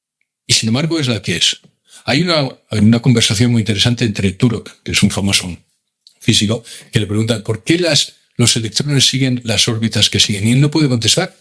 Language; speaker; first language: Spanish; native; Spanish